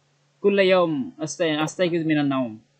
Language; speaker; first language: Arabic; non-native, learner; Bangla